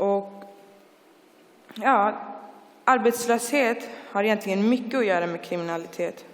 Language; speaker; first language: Swedish; early bilingual, other home language; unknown